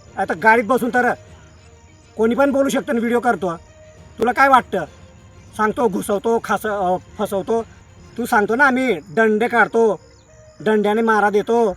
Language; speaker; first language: Marathi; non-native, local second language; Bhili